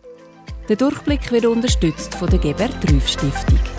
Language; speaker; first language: German; native; German